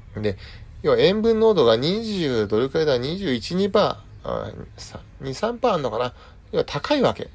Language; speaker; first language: Japanese; native; Japanese